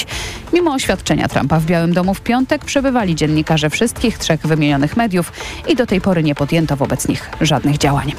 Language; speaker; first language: Polish; native; Polish